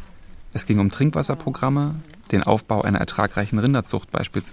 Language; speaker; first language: German; native; German